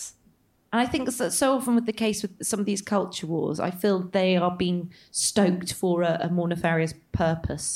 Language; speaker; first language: English; native; English